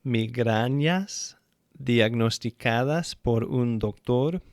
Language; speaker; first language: Spanish; non-native, fluent; English